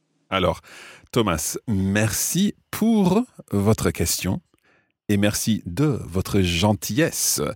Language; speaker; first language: French; non-native, fluent; English